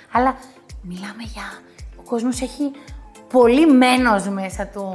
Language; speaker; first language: Greek; early bilingual, heritage; Greek